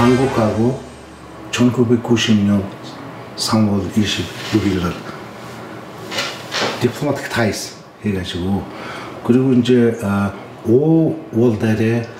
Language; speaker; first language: Korean; non-native, fluent; Mongolian